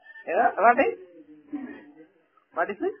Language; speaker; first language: English; non-native, learner; Malayalam